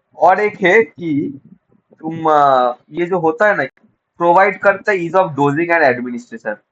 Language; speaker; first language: Hindi; non-native, local second language; Bangla